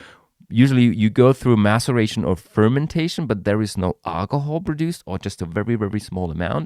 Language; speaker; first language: English; non-native, fluent; German